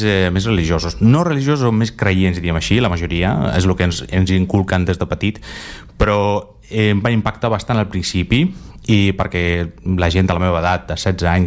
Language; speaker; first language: Catalan; non-native, fluent; Azerbaijani